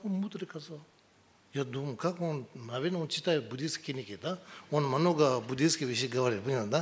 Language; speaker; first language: Russian; non-native, learner; Tibetan